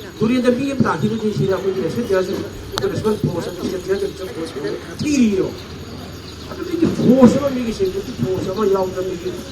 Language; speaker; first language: Manipuri; native; Manipuri